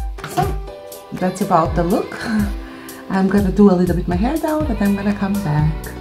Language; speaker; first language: English; non-native, fluent; Macedonian